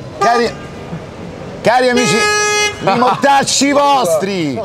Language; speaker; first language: Italian; native; Italian